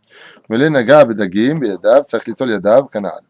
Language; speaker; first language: Hebrew; non-native, fluent; French